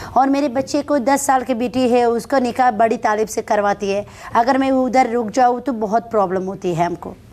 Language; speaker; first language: Hindi; non-native, fluent; Persian